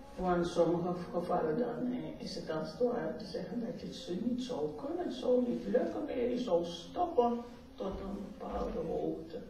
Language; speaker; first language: Dutch; non-native, local second language; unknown